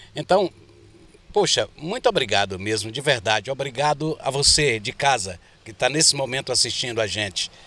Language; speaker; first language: Portuguese; native; Portuguese